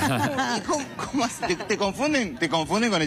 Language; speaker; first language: Spanish; native; Spanish